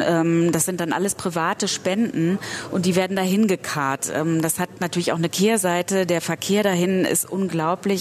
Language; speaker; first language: German; native; German